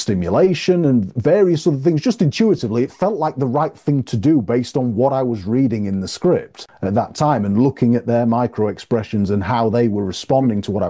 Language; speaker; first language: English; native; English